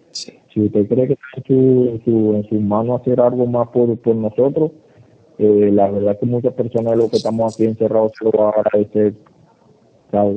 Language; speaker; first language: Spanish; native; Spanish